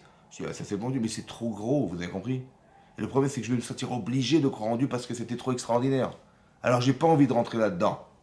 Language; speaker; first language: French; native; French